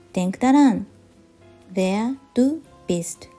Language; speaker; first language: German; non-native, fluent; Japanese